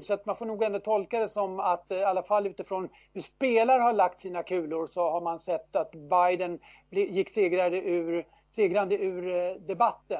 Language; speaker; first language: Swedish; native; Swedish